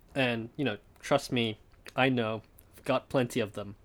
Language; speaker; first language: English; non-native, fluent; Chinese